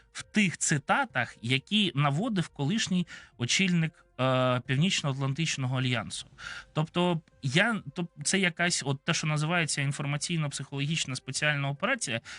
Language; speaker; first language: Ukrainian; non-native, local second language; Russian